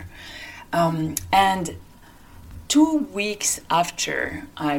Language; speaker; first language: English; non-native, fluent; French